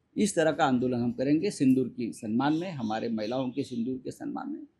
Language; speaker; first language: Hindi; non-native, local second language; Marathi